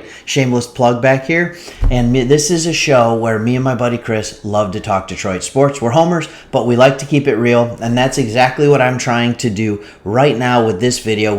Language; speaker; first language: English; native; English